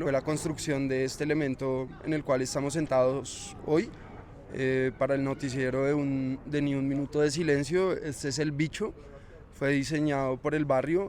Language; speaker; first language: Spanish; native; Spanish